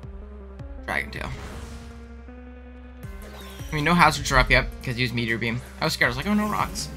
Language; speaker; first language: English; native; English